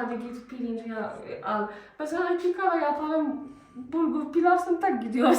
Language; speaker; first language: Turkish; non-native, learner; Polish